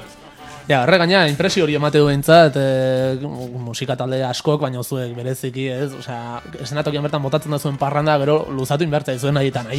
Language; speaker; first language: Basque; native; Basque